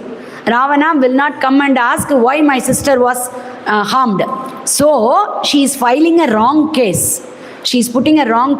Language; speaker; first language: English; non-native, local second language; Tamil